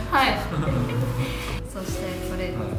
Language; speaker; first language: Japanese; non-native, learner; English